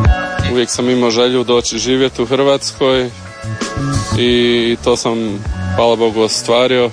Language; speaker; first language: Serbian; early bilingual, heritage; Serbian